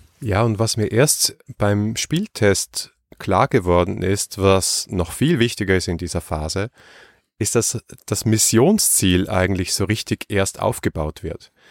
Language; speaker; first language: German; native; German